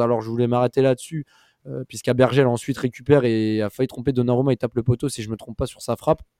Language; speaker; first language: French; native; French